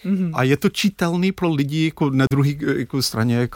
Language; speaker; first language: Czech; non-native, fluent; English